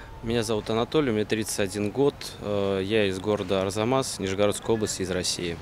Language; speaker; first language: Russian; native; Russian